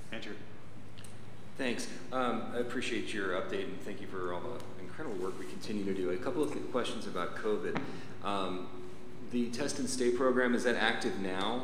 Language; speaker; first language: English; native; English